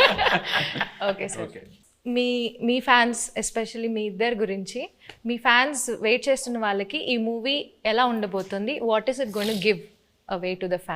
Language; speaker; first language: Telugu; native; Telugu